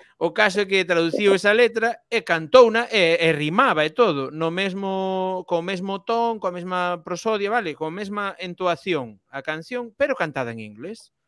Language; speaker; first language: Galician; native; Galician